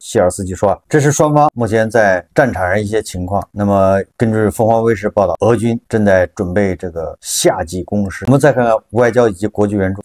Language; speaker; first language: Chinese; native; Chinese